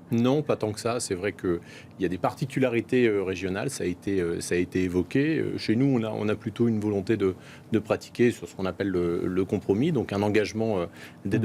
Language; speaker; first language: French; native; French